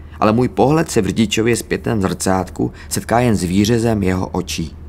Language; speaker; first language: Czech; native; Czech